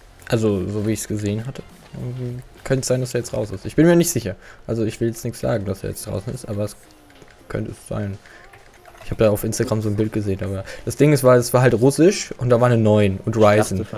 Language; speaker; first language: German; native; German